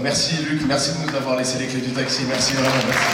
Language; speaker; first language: French; native; French